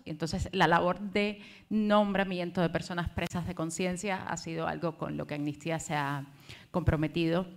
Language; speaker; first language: Spanish; native; Spanish